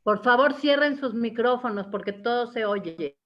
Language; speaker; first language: Spanish; native; Spanish